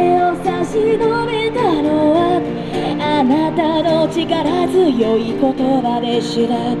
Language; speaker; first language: Japanese; native; Japanese